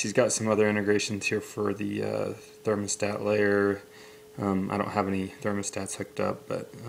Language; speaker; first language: English; native; English